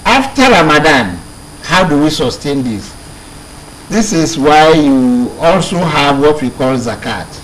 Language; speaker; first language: English; non-native, local second language; Yoruba